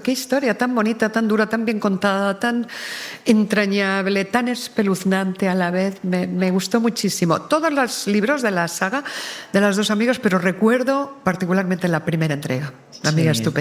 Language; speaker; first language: Spanish; native; Spanish